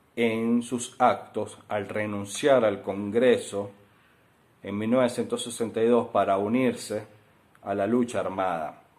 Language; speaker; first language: Spanish; native; Spanish